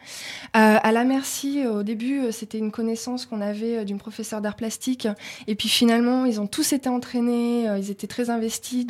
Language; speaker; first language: French; native; French